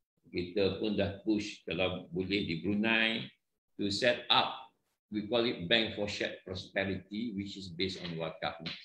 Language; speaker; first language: English; non-native, local second language; Malay